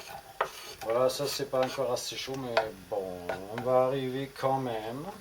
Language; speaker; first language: French; non-native, fluent; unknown